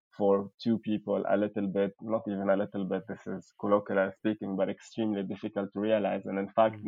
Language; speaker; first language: English; non-native, fluent; Arabic